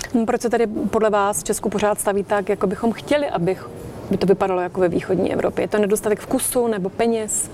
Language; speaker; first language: Czech; native; Czech